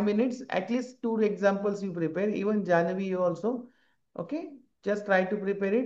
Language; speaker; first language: English; non-native, local second language; Marathi